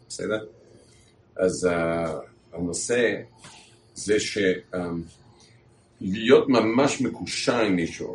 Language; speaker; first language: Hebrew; non-native, learner; English